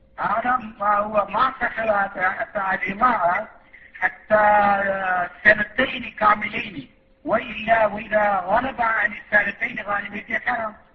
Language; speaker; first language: Arabic; non-native, learner; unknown